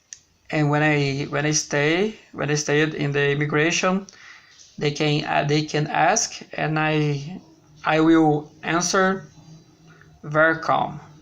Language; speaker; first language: English; non-native, learner; Portuguese